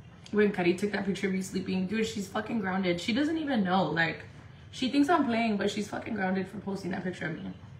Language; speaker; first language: English; early bilingual, other home language; Spanish